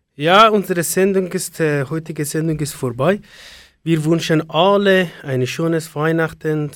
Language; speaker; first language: German; non-native, learner; Persian